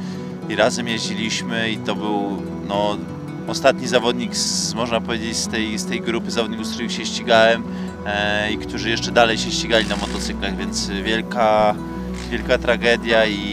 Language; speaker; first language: Polish; native; Polish